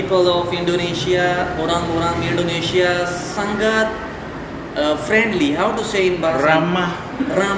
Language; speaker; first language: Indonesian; non-native, learner; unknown